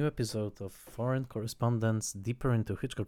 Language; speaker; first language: English; non-native, fluent; Polish